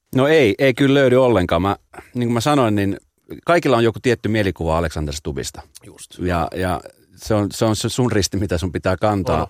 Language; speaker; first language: Finnish; native; Finnish